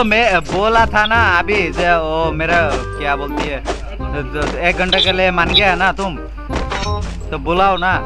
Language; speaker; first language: Hindi; non-native, learner; Bangla